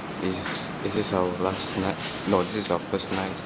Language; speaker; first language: English; non-native, local second language; Malay